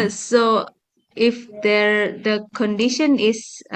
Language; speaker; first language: English; non-native, fluent; Indonesian